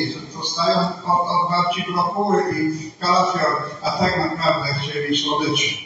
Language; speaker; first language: Polish; non-native, fluent; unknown